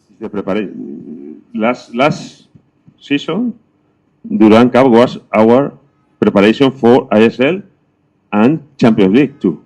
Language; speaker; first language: English; non-native, learner; Spanish